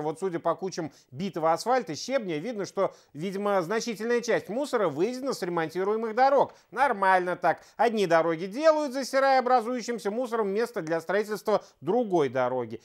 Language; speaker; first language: Russian; native; Russian